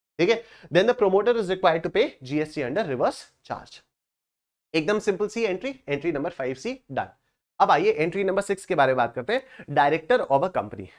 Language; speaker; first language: Hindi; native; Hindi